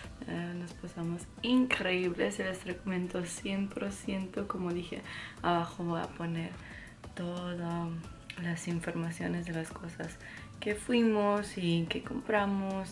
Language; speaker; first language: Spanish; non-native, fluent; Croatian